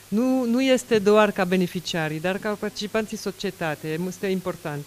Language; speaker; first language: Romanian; non-native, learner; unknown